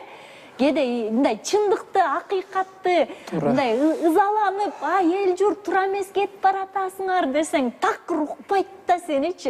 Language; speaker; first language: Kyrgyz; native; Kyrgyz